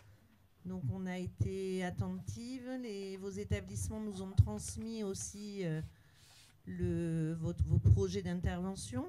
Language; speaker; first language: French; native; French